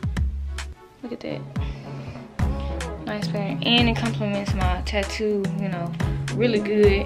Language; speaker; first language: English; native; English